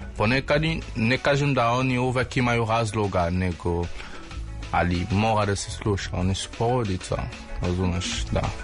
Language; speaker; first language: Serbian; non-native, learner; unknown